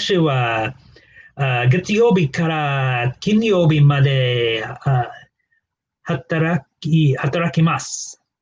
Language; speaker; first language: Japanese; non-native, learner; English